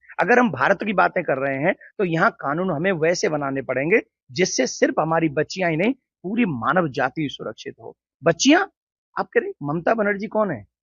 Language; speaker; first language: Hindi; native; Hindi